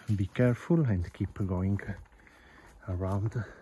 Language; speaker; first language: English; non-native, fluent; Italian